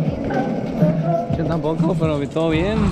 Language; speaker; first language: Spanish; early bilingual, heritage; Spanish